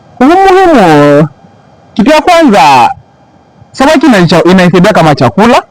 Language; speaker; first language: Swahili; non-native, local second language; Luyia